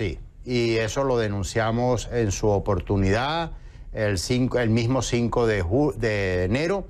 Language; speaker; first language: Spanish; native; Spanish